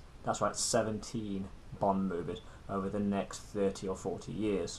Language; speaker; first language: English; native; English